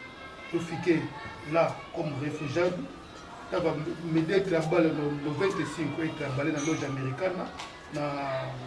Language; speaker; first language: Portuguese; non-native, learner; Lingala